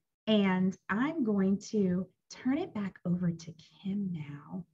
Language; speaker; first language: English; native; English